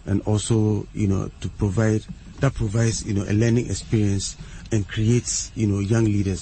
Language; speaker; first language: English; non-native, local second language; Akan